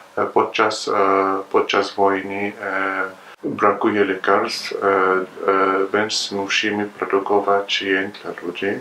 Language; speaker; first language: Polish; non-native, learner; Arabic